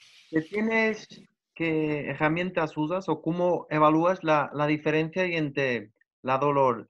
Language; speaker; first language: Spanish; non-native, learner; Portuguese